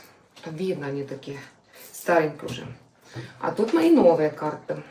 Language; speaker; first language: Russian; non-native, fluent; Estonian